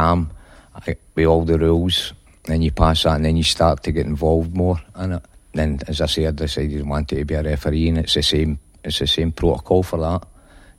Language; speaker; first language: English; native; English